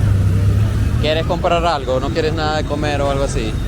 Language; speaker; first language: Spanish; early bilingual, heritage; Spanish